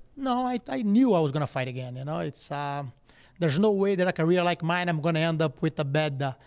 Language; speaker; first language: English; non-native, fluent; Portuguese